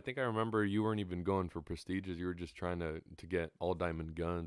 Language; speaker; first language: English; early bilingual, other home language; Spanish